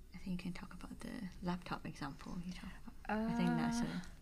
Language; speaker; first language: English; non-native, local second language; Cantonese